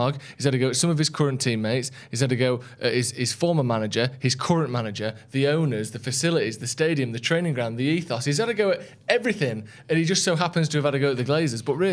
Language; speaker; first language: English; native; English